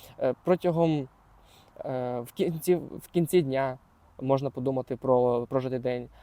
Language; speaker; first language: Ukrainian; non-native, local second language; Russian